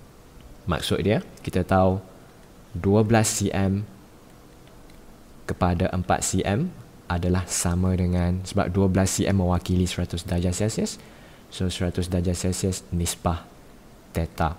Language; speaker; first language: Malay; native; Malay